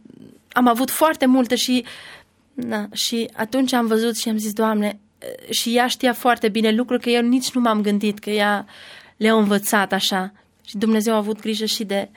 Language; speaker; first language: Romanian; non-native, learner; Albanian